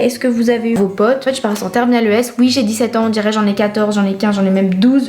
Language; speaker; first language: French; native; French